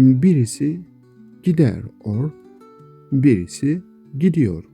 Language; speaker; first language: Turkish; non-native, local second language; Kurdish